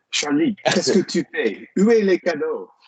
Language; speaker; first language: French; non-native, learner; English